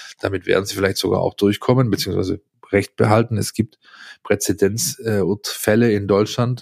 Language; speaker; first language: German; native; German